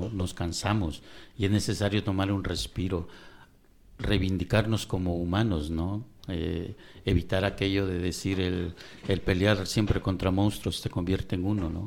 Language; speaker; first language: Spanish; native; Spanish